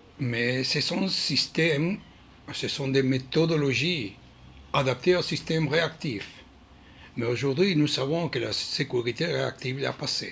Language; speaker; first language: French; non-native, learner; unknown